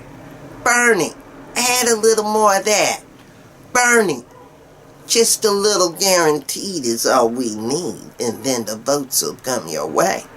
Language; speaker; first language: English; native; English